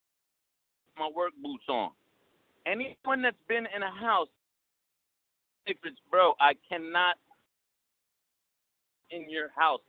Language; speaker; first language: English; native; English